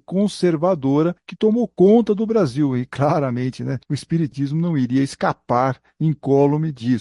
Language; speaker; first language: Portuguese; native; Portuguese